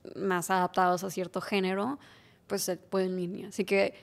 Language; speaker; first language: Spanish; native; Spanish